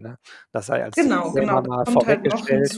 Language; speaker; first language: German; native; German